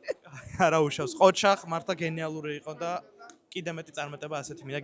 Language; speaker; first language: Georgian; native; Georgian